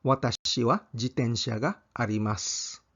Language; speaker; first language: Japanese; non-native, fluent; English